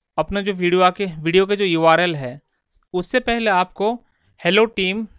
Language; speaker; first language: Hindi; non-native, local second language; Bangla